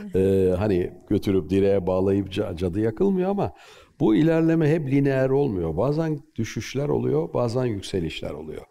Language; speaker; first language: Turkish; native; Turkish